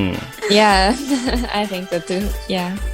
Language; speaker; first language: English; non-native, learner; Japanese